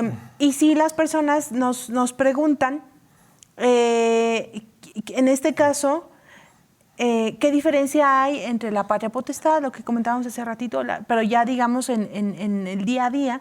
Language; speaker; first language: Spanish; native; Spanish